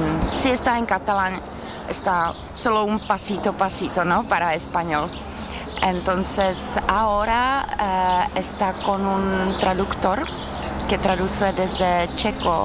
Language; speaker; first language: Spanish; non-native, learner; Czech